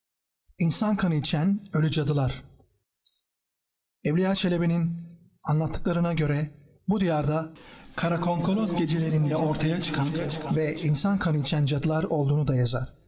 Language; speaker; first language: Turkish; native; Turkish